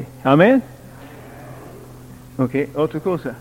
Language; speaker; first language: Spanish; non-native, learner; English